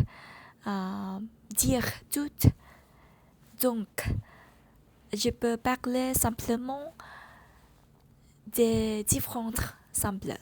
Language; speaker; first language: French; non-native, learner; Vietnamese